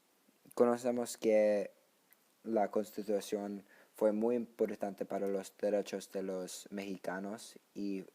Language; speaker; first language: Spanish; non-native, learner; English